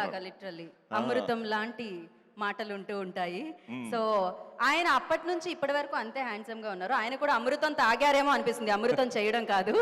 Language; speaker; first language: Telugu; native; Telugu